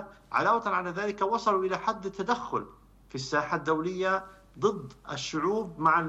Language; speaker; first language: Arabic; native; Arabic